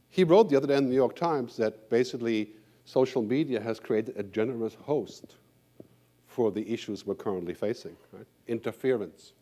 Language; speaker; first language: English; non-native, fluent; German